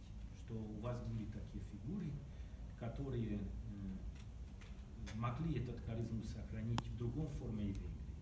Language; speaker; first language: Russian; non-native, learner; Hungarian